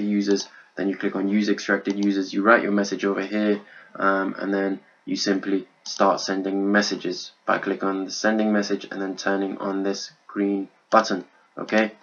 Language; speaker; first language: English; native; English